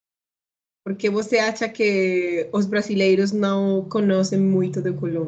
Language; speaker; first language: Portuguese; non-native, learner; Spanish